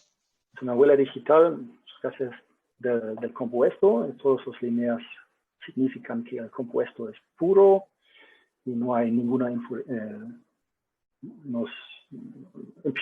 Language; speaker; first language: Spanish; non-native, learner; German